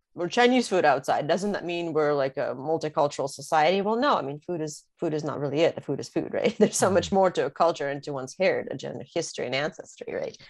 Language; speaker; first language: English; early bilingual, other home language; Russian